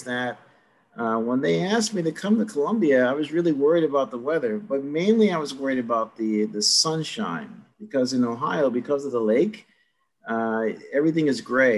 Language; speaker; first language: English; native; English